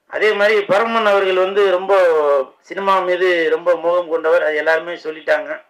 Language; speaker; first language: Tamil; native; Tamil